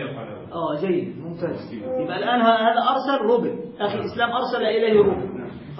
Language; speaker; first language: Arabic; native; Arabic